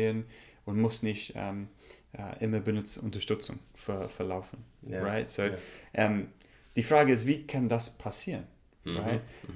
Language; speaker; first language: German; non-native, learner; English